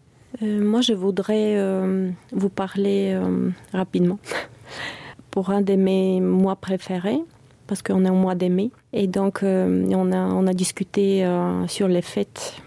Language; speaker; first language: French; non-native, fluent; Bulgarian